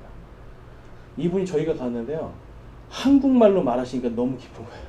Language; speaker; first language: Korean; native; Korean